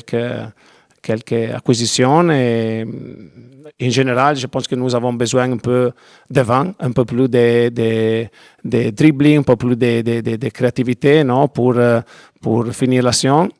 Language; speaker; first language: French; non-native, learner; Italian